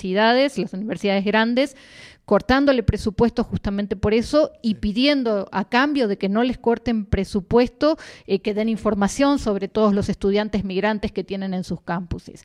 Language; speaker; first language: Spanish; native; Spanish